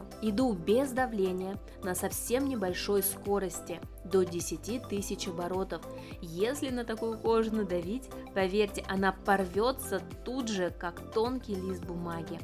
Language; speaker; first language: Russian; native; Russian